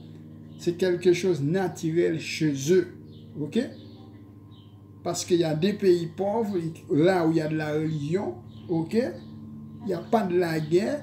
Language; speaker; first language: French; non-native, local second language; Haitian Creole